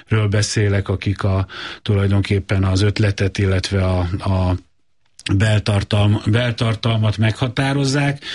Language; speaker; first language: Hungarian; native; Hungarian